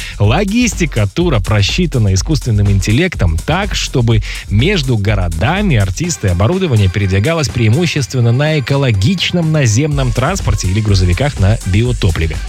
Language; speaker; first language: Russian; native; Russian